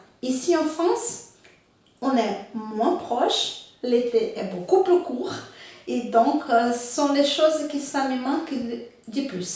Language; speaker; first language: French; non-native, fluent; Portuguese